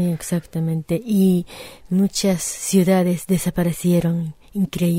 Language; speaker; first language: Spanish; non-native, fluent; Japanese